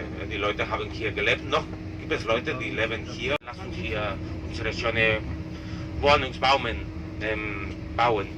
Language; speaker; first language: German; non-native, learner; Catalan